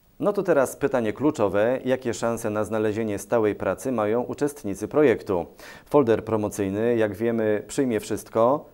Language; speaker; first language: Polish; native; Polish